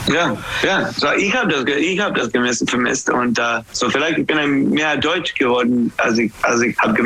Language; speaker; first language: German; non-native, learner; English